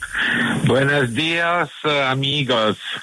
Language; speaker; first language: Spanish; non-native, learner; Italian